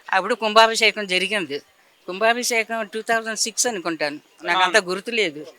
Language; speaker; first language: Telugu; early bilingual, heritage; Telugu